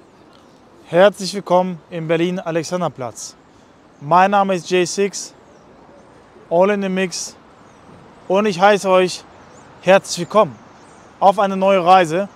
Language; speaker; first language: German; native; German